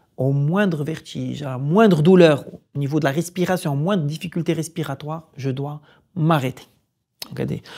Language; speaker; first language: French; non-native, local second language; Arabic